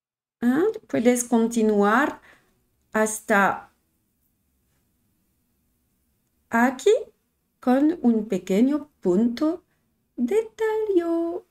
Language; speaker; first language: Spanish; non-native, learner; French